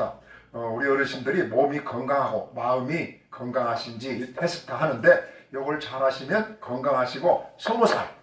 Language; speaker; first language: Korean; native; Korean